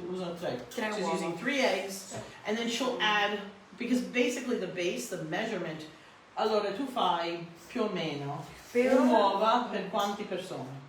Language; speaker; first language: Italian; early bilingual, heritage; Italian